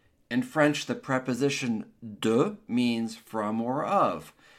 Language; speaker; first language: English; native; English